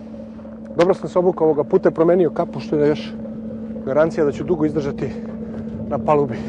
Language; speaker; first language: Serbian; native; Serbian